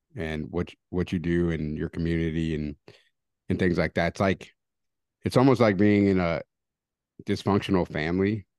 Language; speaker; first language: English; early bilingual, other home language; Spanish